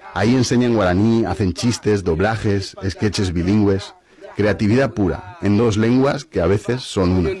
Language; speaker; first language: Spanish; native; Spanish